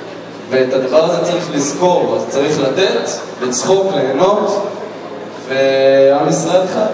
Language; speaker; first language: Hebrew; native; Hebrew